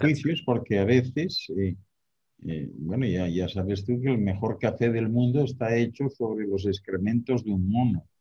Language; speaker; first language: Spanish; native; Spanish